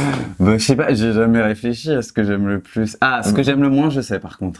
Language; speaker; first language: French; native; French